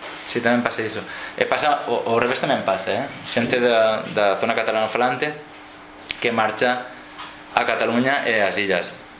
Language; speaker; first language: Galician; non-native, fluent; Catalan